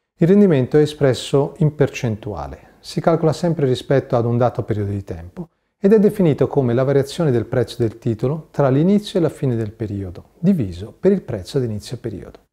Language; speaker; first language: Italian; native; Italian